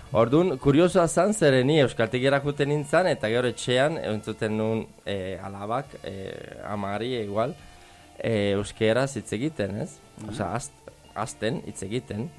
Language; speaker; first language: Basque; non-native, learner; Italian